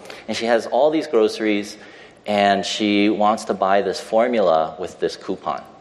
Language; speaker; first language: English; early bilingual, other home language; Chinese